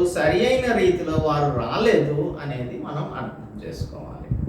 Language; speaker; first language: English; non-native, local second language; Telugu